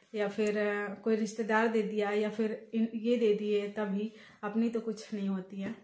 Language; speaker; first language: Hindi; native; Hindi